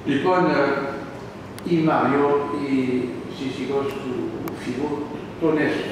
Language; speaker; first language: Greek; non-native, learner; French